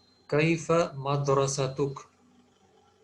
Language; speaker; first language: Arabic; non-native, fluent; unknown